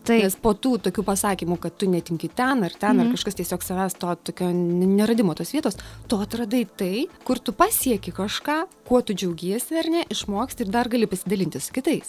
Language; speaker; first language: Lithuanian; native; Lithuanian